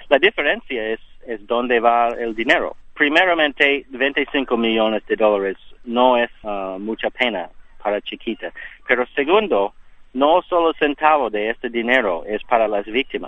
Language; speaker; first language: Spanish; non-native, learner; English